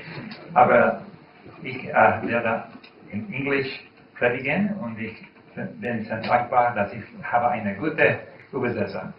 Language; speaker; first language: German; non-native, learner; English